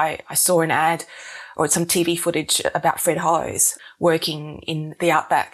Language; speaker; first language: English; native; English